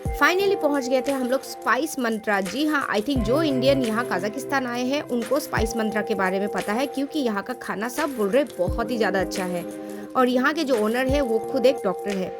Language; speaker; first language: Hindi; non-native, local second language; Assamese